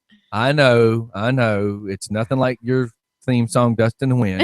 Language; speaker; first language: English; native; English